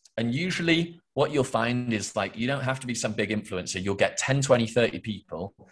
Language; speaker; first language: English; native; English